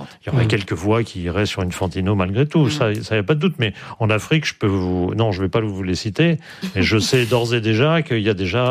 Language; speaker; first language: French; native; French